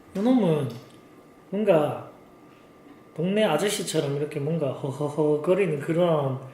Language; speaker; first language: Korean; native; Korean